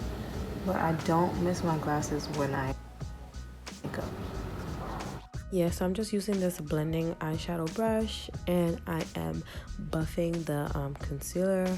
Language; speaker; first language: English; native; English